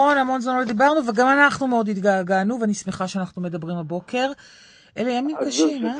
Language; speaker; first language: Hebrew; native; Hebrew